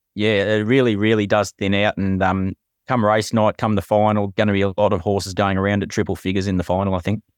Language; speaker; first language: English; native; English